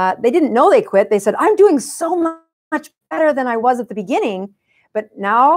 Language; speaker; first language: English; native; English